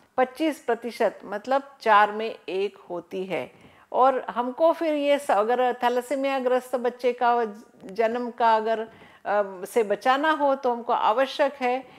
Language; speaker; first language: Hindi; non-native, local second language; Marathi